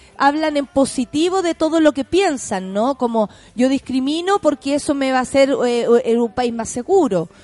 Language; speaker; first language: Spanish; native; Spanish